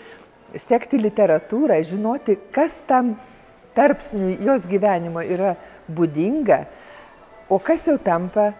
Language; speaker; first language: Lithuanian; native; Lithuanian